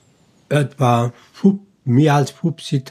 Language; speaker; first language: German; non-native, fluent; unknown